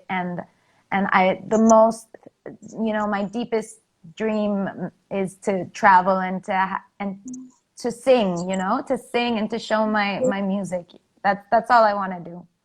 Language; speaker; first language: English; non-native, fluent; Spanish